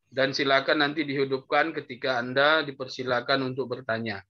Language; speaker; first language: Indonesian; native; Indonesian